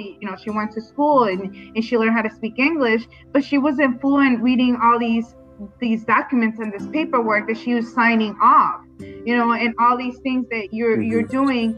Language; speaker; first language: English; native; English